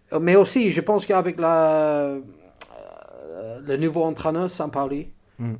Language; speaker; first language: French; non-native, learner; English